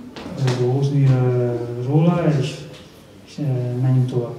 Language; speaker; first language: Hungarian; non-native, learner; Spanish